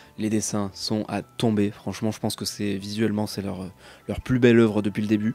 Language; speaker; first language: French; native; French